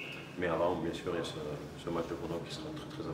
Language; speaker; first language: French; native; French